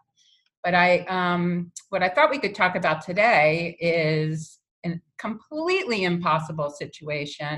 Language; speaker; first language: English; native; English